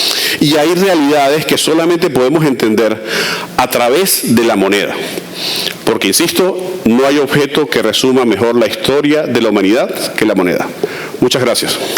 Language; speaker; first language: Spanish; native; Spanish